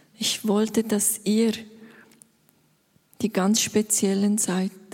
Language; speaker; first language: German; native; German